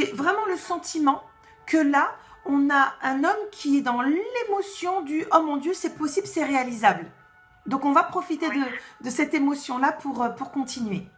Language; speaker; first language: French; native; French